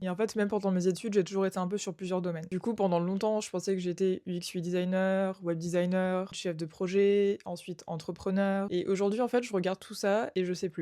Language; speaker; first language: French; native; French